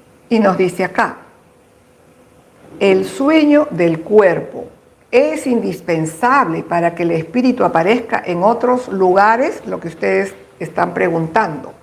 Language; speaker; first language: Spanish; native; Spanish